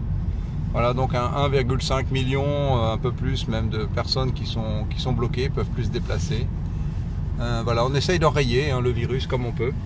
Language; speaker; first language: French; native; French